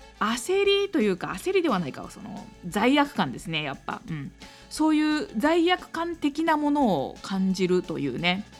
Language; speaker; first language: Japanese; native; Japanese